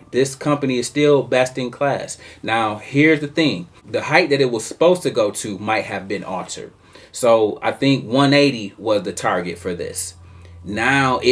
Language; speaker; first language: English; native; English